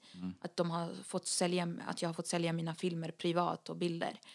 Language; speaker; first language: Swedish; early bilingual, other home language; Arabic